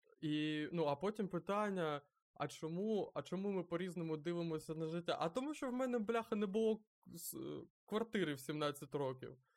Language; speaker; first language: Ukrainian; non-native, local second language; Russian